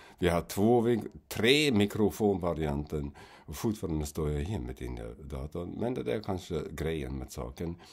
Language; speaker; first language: Swedish; non-native, fluent; German